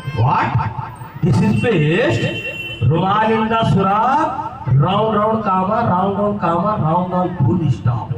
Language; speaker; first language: Hindi; native; Hindi